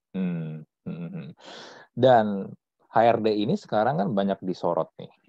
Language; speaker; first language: Indonesian; native; Indonesian